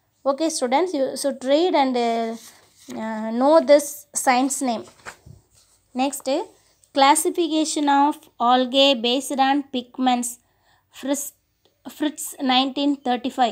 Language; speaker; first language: English; non-native, local second language; Tamil